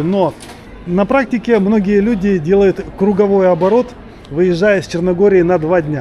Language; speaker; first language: Russian; native; Russian